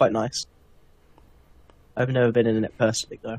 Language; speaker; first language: English; native; English